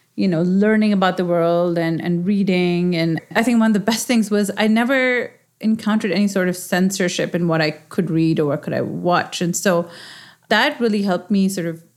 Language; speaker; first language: English; non-native, local second language; Urdu